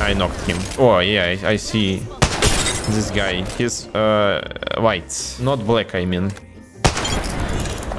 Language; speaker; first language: English; non-native, learner; Russian